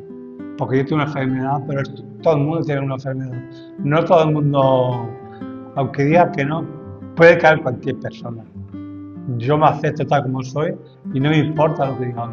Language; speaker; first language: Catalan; non-native, local second language; Spanish